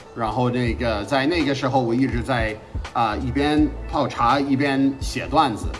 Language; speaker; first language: Chinese; non-native, fluent; English